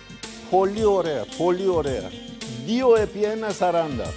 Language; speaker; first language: Greek; non-native, learner; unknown